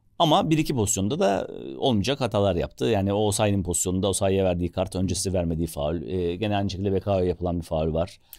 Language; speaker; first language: Turkish; native; Turkish